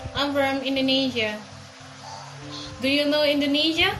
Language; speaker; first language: English; non-native, learner; Indonesian